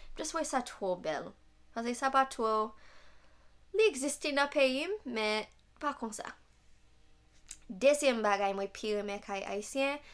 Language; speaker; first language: Haitian Creole; non-native, learner; English